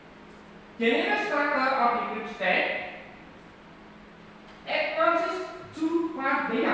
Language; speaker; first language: English; non-native, learner; Indonesian